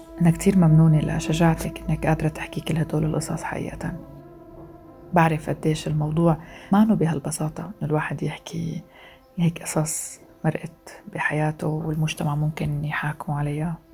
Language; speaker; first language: Arabic; native; Arabic